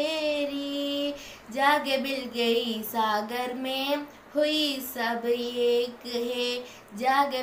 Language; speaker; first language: Hindi; non-native, local second language; Malayalam